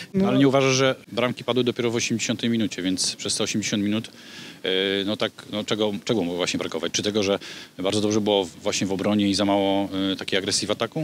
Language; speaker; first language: Polish; native; Polish